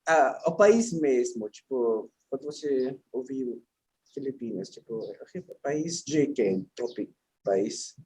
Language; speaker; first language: Portuguese; non-native, learner; Filipino